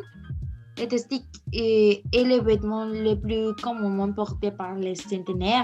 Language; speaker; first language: French; non-native, learner; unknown